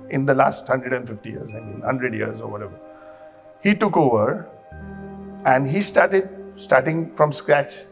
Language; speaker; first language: English; non-native, local second language; Konkani